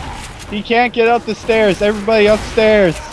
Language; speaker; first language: English; native; English